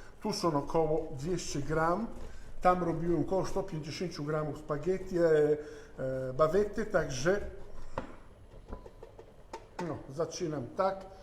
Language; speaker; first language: Polish; non-native, fluent; Italian